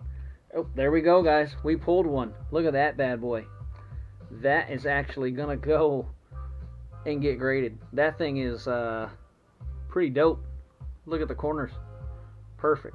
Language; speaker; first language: English; native; English